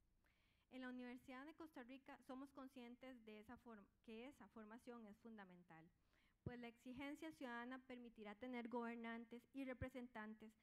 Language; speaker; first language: Spanish; native; Spanish